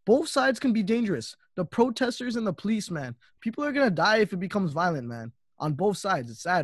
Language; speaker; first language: English; native; English